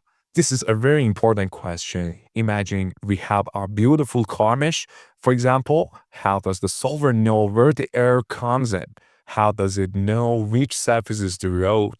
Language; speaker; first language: English; non-native, fluent; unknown